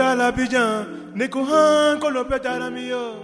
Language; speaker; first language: Spanish; non-native, learner; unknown